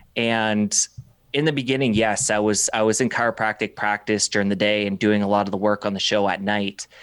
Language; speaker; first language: English; native; English